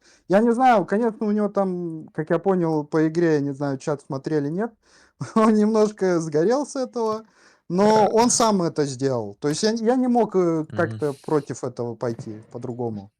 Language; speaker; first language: Russian; native; Russian